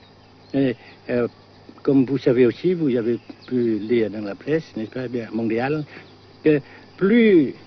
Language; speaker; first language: French; non-native, local second language; Vietnamese